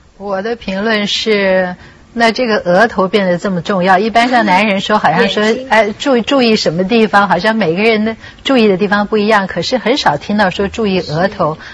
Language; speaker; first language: Chinese; native; Chinese